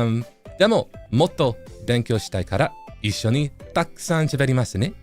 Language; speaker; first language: Japanese; non-native, learner; English